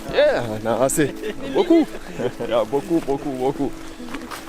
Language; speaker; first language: French; non-native, local second language; Fula